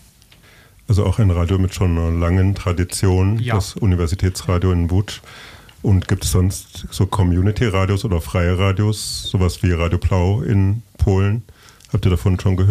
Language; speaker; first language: German; native; German